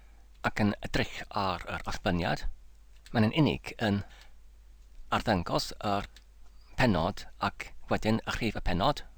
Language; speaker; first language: Welsh; non-native, fluent; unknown